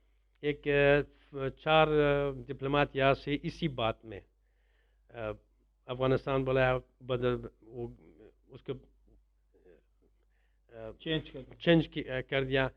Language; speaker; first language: Hindi; non-native, learner; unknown